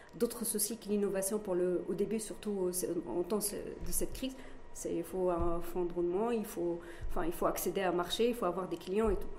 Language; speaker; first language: French; non-native, local second language; Arabic